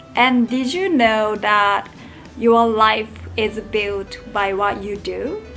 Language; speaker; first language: English; non-native, fluent; Japanese